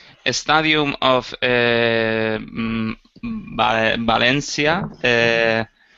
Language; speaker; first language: English; non-native, learner; Spanish